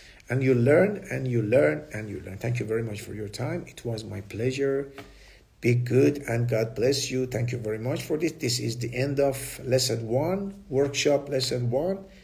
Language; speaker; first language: English; non-native, fluent; Persian